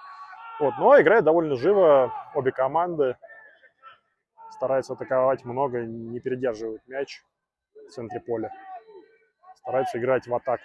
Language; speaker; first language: Russian; native; Russian